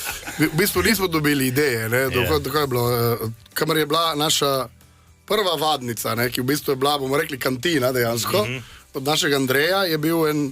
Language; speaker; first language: Slovenian; native; Slovenian